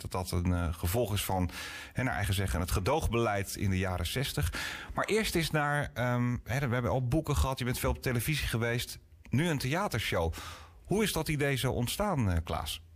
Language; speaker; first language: Dutch; native; Dutch